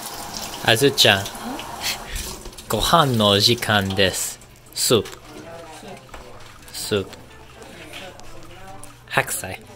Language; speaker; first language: Japanese; non-native, learner; English